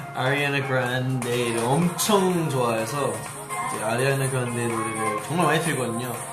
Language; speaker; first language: Korean; early bilingual, heritage; Korean